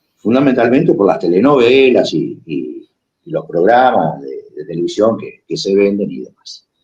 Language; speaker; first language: Spanish; native; Spanish